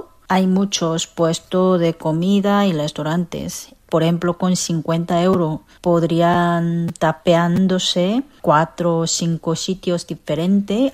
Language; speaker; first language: Spanish; non-native, learner; Korean